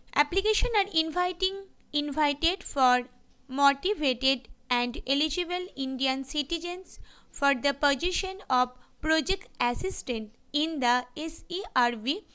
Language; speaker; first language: English; non-native, local second language; Bangla